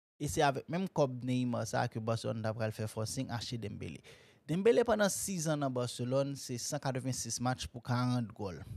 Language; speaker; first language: French; non-native, local second language; Haitian Creole